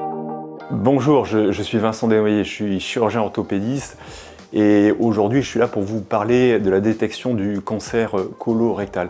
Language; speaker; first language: French; native; French